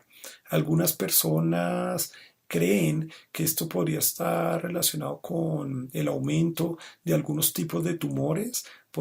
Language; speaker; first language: Spanish; native; Spanish